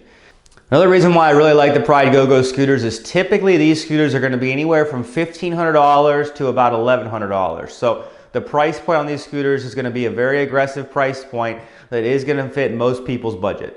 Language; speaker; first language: English; native; English